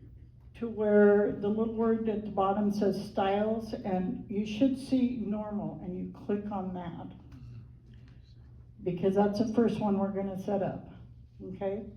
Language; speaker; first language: English; native; English